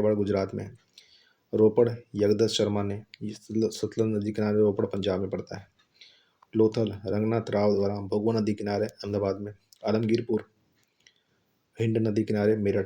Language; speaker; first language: Hindi; native; Hindi